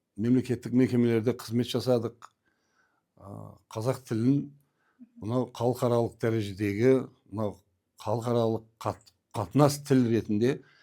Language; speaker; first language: Kazakh; non-native, local second language; Turkish